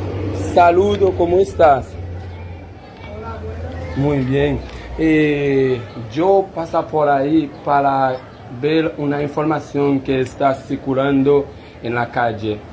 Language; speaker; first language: Spanish; non-native, learner; Haitian Creole